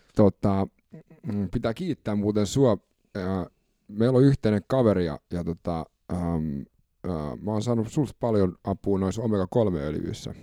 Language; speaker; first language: Finnish; native; Finnish